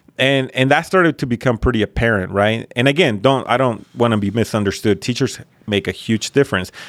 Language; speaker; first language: English; early bilingual, other home language; Spanish